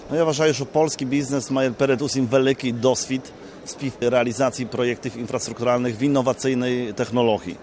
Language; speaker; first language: Polish; non-native, learner; Ukrainian